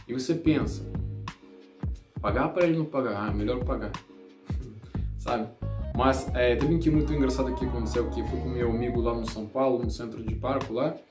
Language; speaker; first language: Portuguese; non-native, learner; Russian